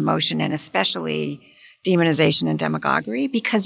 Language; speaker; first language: English; native; English